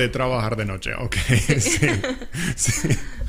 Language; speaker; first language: Spanish; non-native, local second language; English